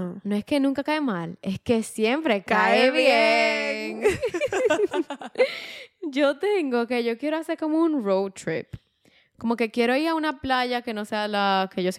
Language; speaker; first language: Spanish; native; Spanish